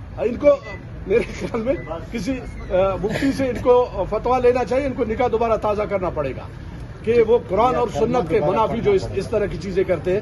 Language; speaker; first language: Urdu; non-native, local second language; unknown